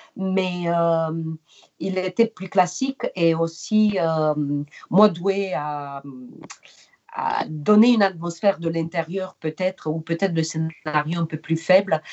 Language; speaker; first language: French; non-native, fluent; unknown